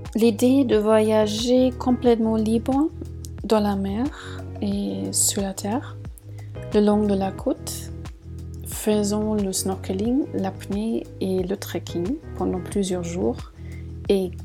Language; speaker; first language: French; non-native, fluent; German